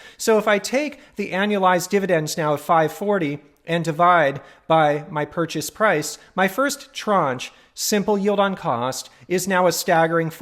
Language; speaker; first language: English; native; English